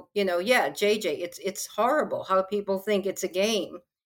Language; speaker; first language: English; non-native, local second language; Filipino